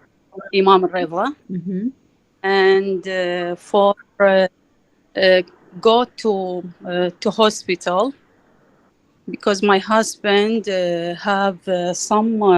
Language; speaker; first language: English; non-native, learner; Arabic